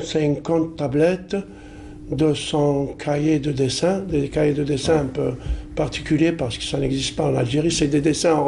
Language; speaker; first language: French; non-native, local second language; Arabic